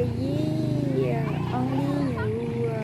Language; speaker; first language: French; non-native, learner; Vietnamese